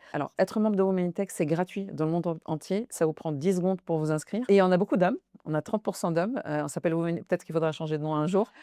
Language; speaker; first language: French; early bilingual, other home language; Arabic